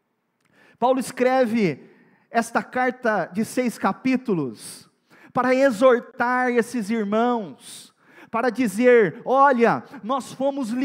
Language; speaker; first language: Portuguese; native; Portuguese